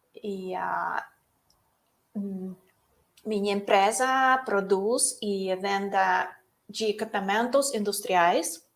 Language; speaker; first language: Portuguese; non-native, learner; Russian